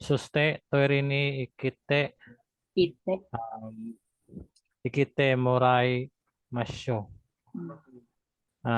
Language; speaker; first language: Japanese; non-native, learner; Cebuano